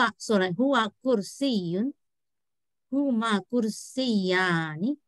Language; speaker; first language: Arabic; non-native, learner; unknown